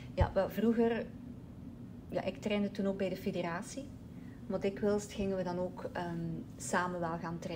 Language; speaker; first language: Dutch; native; Dutch